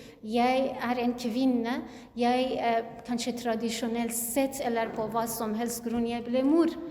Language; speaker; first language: Norwegian; non-native, learner; Kurdish